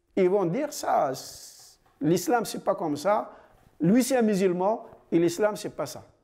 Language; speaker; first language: French; non-native, fluent; Arabic